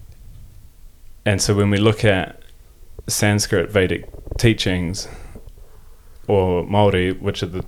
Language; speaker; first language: English; non-native, local second language; German